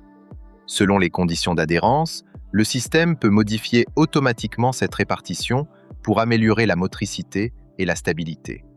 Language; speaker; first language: French; native; French